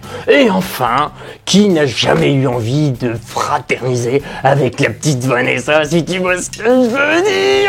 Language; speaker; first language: French; native; French